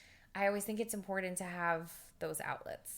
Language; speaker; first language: English; native; English